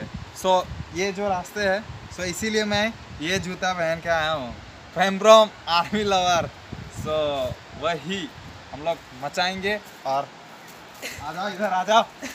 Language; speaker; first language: Hindi; non-native, local second language; Bangla